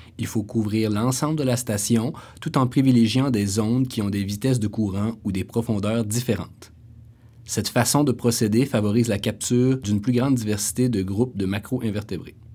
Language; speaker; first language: French; native; French